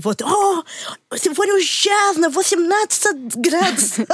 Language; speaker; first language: Russian; non-native, learner; Portuguese